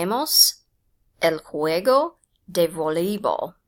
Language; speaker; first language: Spanish; non-native, fluent; English